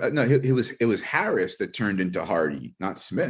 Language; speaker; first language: English; native; English